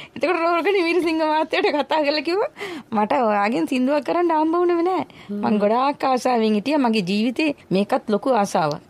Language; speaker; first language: Sinhala; non-native, local second language; Tamil